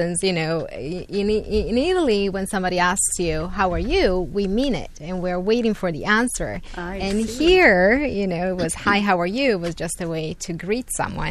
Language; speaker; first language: English; non-native, fluent; Italian